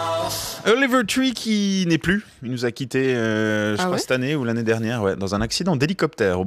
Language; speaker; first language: French; native; French